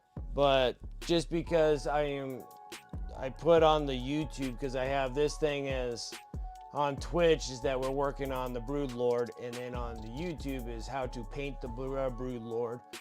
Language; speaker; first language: English; native; English